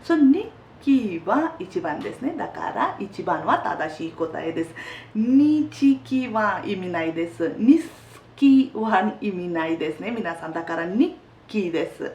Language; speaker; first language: Japanese; non-native, fluent; Hindi